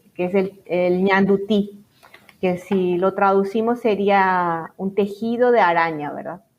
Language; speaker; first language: Spanish; native; Spanish